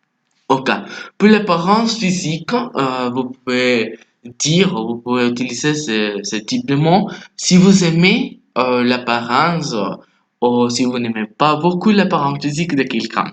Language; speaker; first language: French; non-native, fluent; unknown